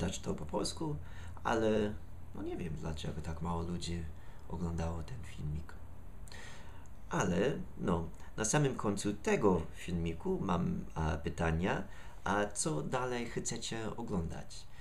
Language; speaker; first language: Polish; non-native, learner; English